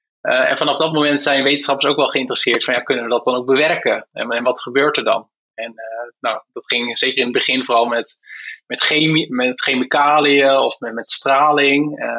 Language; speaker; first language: Dutch; native; Dutch